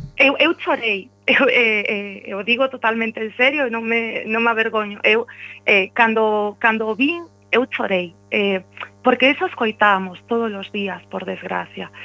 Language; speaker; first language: Galician; non-native, local second language; Spanish